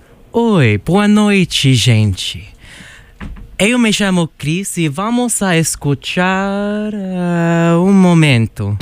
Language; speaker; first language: Portuguese; non-native, learner; English